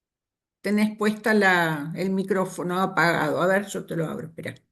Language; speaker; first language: Spanish; native; Spanish